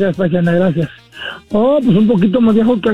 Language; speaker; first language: Spanish; native; Spanish